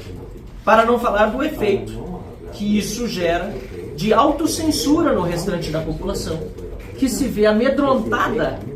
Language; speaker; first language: Portuguese; native; Portuguese